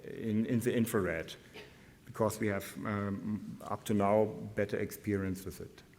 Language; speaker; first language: English; non-native, fluent; German